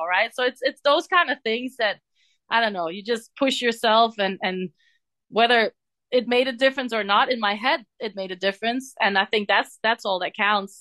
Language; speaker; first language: English; non-native, fluent; Dutch